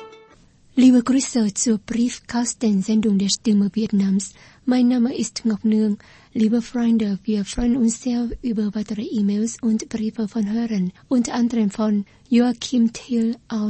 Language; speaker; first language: German; non-native, fluent; Vietnamese